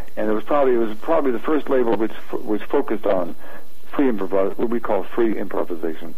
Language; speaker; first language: English; native; English